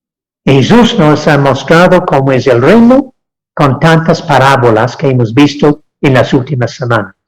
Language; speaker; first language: Spanish; non-native, fluent; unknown